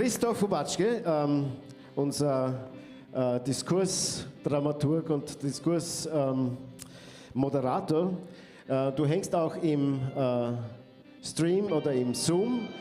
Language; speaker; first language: German; native; German